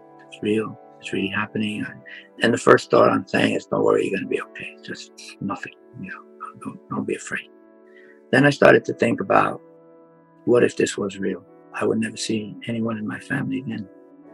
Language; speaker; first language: English; native; English